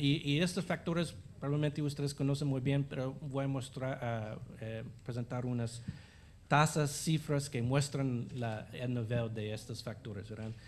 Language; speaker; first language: Spanish; non-native, fluent; English